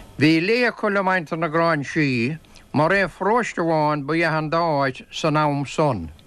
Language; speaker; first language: Irish; native; Irish